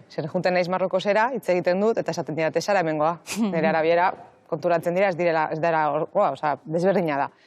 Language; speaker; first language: Basque; non-native, local second language; Arabic